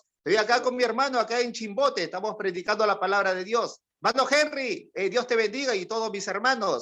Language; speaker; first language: Spanish; native; Spanish